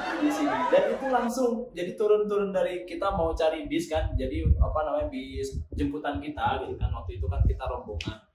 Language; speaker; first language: Indonesian; non-native, local second language; Sundanese